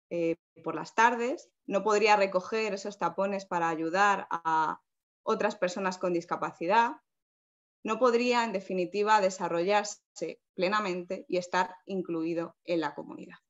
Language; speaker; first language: Spanish; native; Spanish